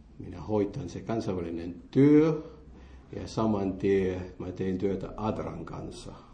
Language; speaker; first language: Finnish; non-native, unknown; Morisyen